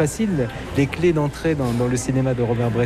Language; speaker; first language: French; native; French